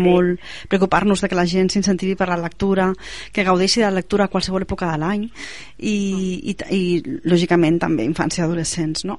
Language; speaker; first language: Catalan; native; Catalan